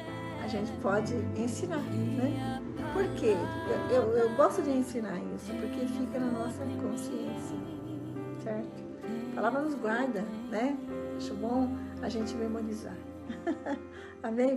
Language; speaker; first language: Portuguese; native; Portuguese